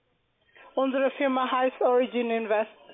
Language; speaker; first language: German; non-native, fluent; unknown